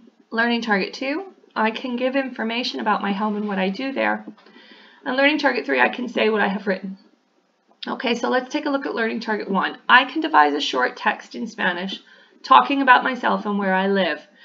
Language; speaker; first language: English; native; English